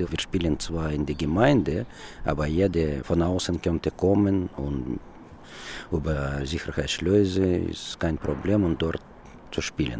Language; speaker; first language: German; non-native, learner; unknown